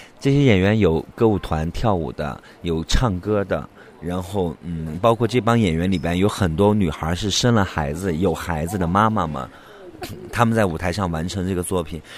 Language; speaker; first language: Chinese; non-native, local second language; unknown